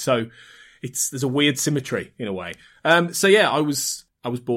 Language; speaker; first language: English; native; English